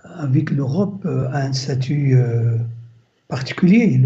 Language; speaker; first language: French; non-native, local second language; Arabic